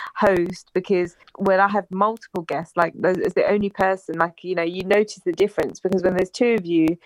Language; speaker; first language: English; native; English